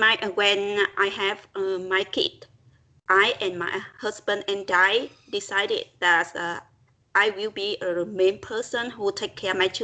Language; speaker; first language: English; non-native, learner; Vietnamese